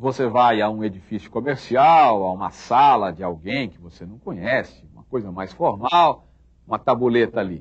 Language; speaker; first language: Portuguese; native; Portuguese